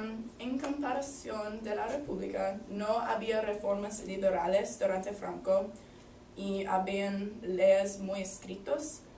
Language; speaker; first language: Spanish; non-native, learner; English